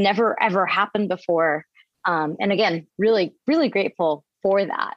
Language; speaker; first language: English; native; English